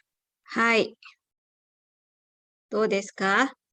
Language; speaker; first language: Japanese; non-native, fluent; Indonesian